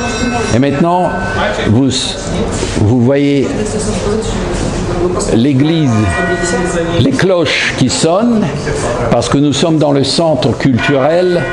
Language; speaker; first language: French; non-native, fluent; Russian